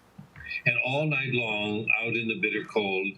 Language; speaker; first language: English; native; English